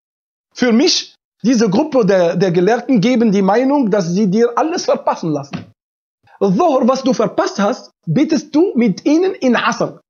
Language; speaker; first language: German; non-native, fluent; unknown